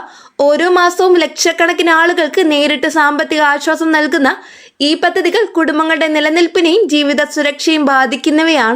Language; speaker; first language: Malayalam; native; Malayalam